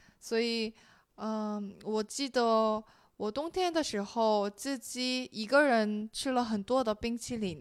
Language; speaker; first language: Chinese; non-native, fluent; Korean